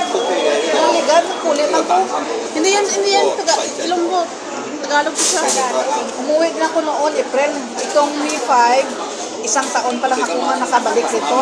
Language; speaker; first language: Filipino; non-native, local second language; Hiligaynon